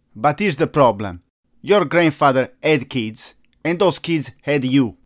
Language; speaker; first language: English; non-native, fluent; Italian